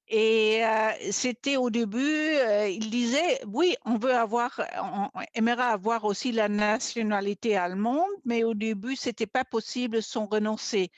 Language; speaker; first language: French; non-native, fluent; German